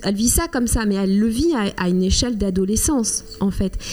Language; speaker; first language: French; non-native, local second language; Kinyarwanda